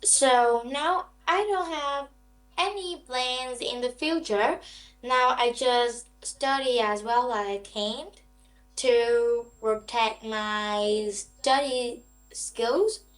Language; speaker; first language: English; non-native, learner; Vietnamese